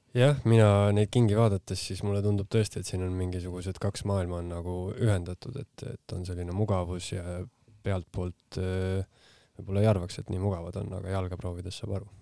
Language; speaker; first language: Estonian; native; Estonian